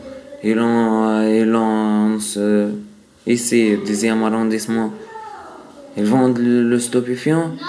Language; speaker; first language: French; non-native, learner; Arabic